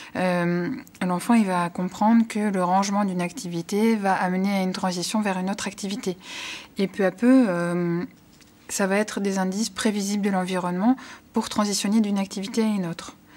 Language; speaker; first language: French; native; French